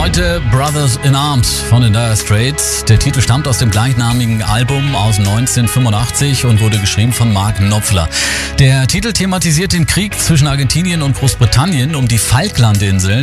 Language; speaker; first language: German; native; German